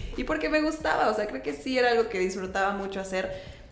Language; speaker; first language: Spanish; native; Spanish